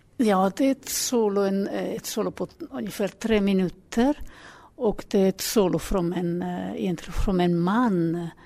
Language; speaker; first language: Swedish; non-native, fluent; Spanish